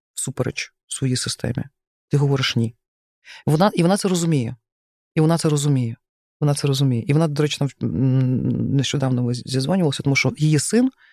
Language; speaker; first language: Ukrainian; native; Ukrainian